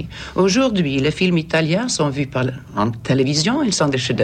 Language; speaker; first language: French; non-native, fluent; Swedish